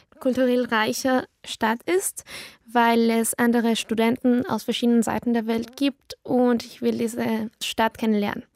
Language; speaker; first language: German; non-native, learner; Spanish